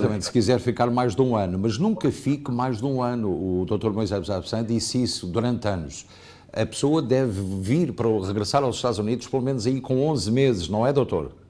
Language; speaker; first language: Portuguese; native; Portuguese